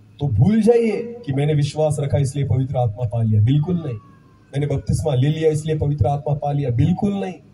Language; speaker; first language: Hindi; non-native, local second language; Marathi